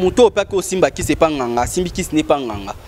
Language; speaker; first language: French; non-native, local second language; Lingala